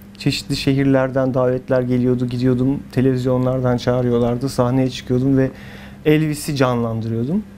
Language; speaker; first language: Turkish; early bilingual, heritage; Turkish